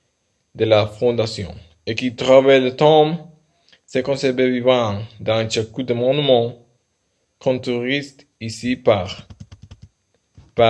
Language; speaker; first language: French; non-native, learner; Spanish